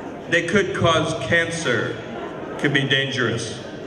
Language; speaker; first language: English; native; English